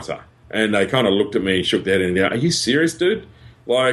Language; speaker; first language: English; native; English